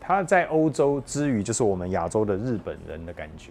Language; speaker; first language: Chinese; native; Chinese